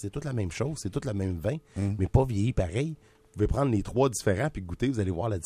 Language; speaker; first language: French; native; French